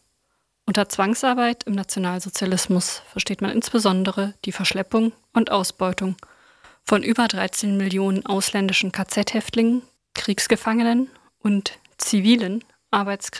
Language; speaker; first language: German; native; German